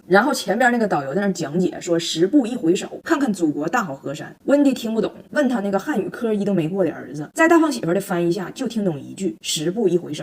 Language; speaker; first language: Chinese; native; Chinese